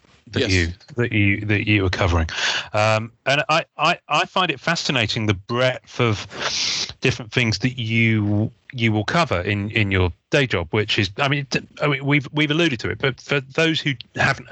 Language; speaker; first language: English; native; English